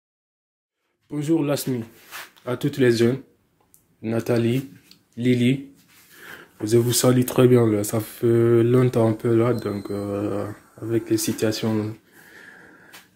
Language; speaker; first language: French; non-native, learner; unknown